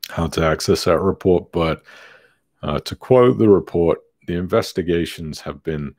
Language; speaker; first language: English; native; English